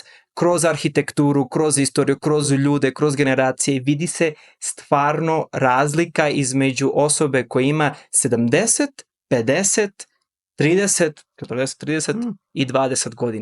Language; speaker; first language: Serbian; early bilingual, heritage; Serbian